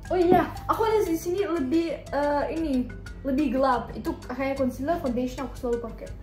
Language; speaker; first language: Indonesian; non-native, fluent; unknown